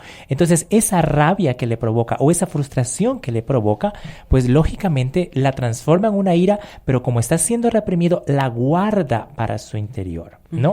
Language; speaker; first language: Spanish; native; Spanish